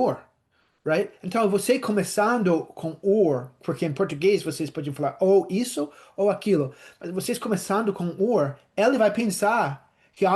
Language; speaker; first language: Portuguese; non-native, fluent; English